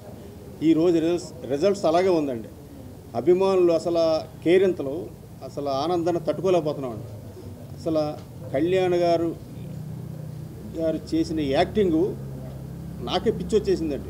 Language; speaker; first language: Telugu; native; Telugu